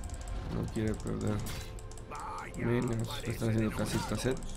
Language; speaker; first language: Spanish; native; Spanish